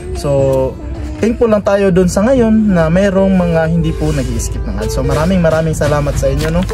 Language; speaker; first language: Filipino; non-native, local second language; Cebuano